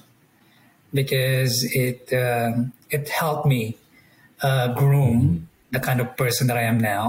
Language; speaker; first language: English; non-native, local second language; Iloko